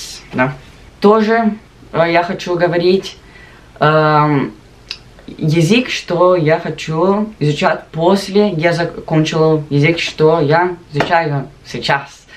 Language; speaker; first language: Russian; non-native, learner; Portuguese